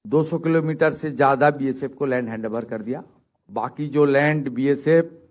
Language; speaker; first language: Hindi; non-native, local second language; Bangla